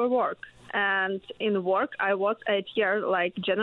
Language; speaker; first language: English; non-native, learner; Ukrainian